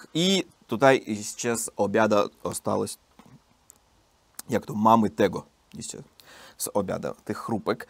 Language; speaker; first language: Polish; non-native, learner; Russian